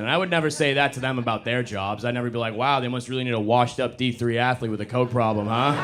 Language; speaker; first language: English; native; English